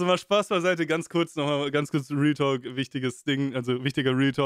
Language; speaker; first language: German; native; German